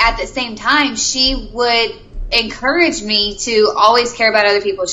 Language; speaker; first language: English; native; English